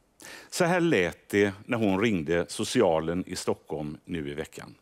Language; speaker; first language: Swedish; native; Swedish